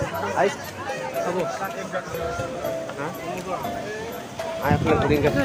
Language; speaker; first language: Hindi; non-native, local second language; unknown